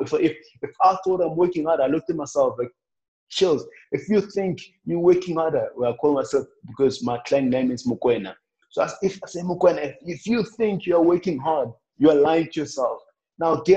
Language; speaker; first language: English; non-native, local second language; Northern Sotho